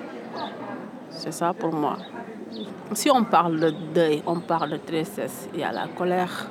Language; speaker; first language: French; non-native, local second language; Fula